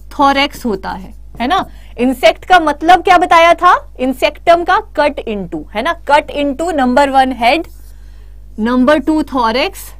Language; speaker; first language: Hindi; native; Hindi